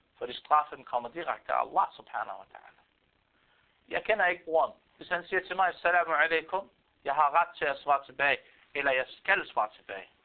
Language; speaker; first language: Danish; non-native, fluent; Arabic